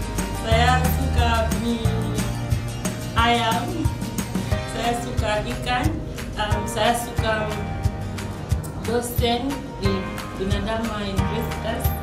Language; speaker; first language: Indonesian; non-native, learner; Nyanja